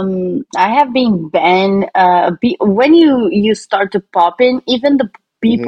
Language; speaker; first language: English; non-native, fluent; Portuguese